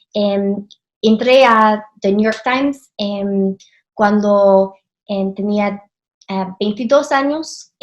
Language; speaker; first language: Spanish; non-native, fluent; English